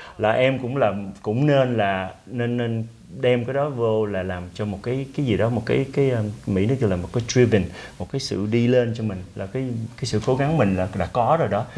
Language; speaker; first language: Vietnamese; early bilingual, heritage; Vietnamese